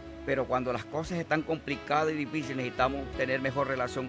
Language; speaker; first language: Spanish; native; Spanish